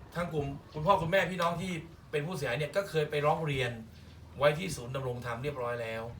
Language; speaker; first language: Thai; native; Thai